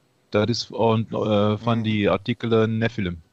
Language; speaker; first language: Dutch; non-native, learner; German